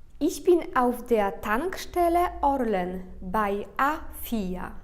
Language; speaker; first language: German; non-native, fluent; Polish